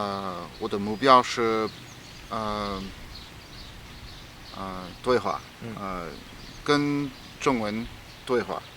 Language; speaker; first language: Chinese; non-native, learner; English